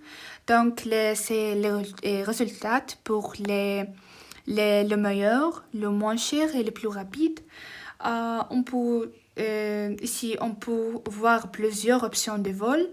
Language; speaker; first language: French; non-native, learner; Arabic